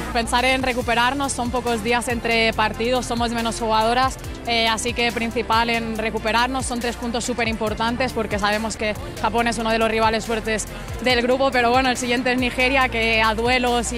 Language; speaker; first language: Spanish; native; Spanish